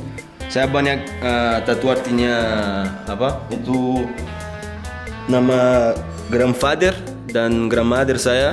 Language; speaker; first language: Indonesian; non-native, fluent; Portuguese